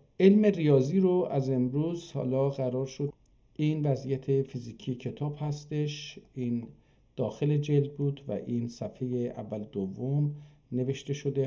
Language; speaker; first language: Persian; non-native, local second language; Azerbaijani